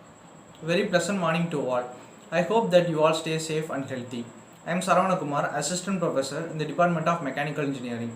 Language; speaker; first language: English; non-native, local second language; Tamil